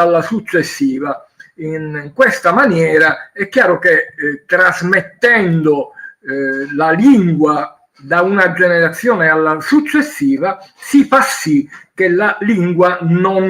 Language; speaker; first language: Italian; native; Italian